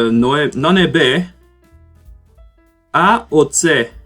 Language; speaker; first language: Italian; non-native, learner; Portuguese